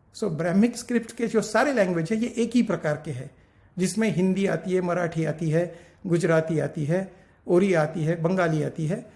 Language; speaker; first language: Hindi; non-native, local second language; Marathi